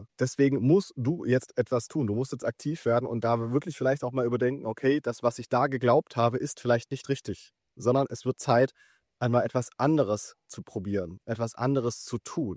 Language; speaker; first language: German; native; German